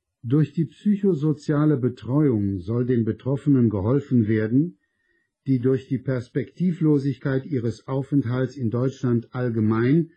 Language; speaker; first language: German; native; German